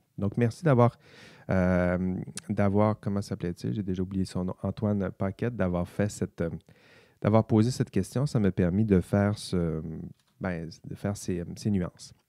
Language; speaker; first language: French; native; French